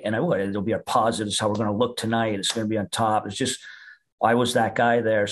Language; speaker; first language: English; native; English